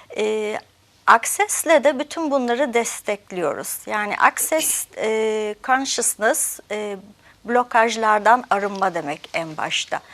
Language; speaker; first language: Turkish; early bilingual, heritage; Turkish